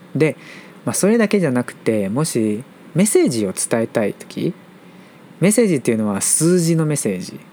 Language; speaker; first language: Japanese; non-native, fluent; Chinese